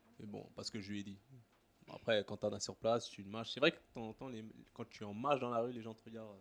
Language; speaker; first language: French; native; French